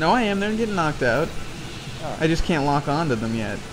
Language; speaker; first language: English; native; English